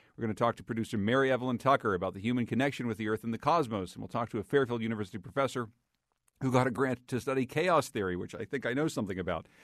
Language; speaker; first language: English; native; English